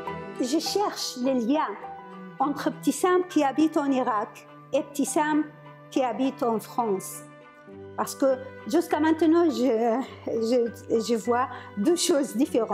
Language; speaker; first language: French; non-native, learner; Arabic